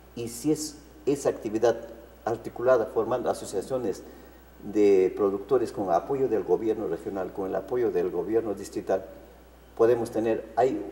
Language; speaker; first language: Spanish; native; Spanish